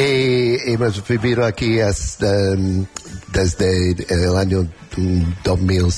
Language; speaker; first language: Spanish; non-native, learner; English